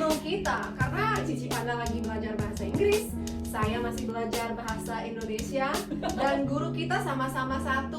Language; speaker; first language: Indonesian; non-native, fluent; English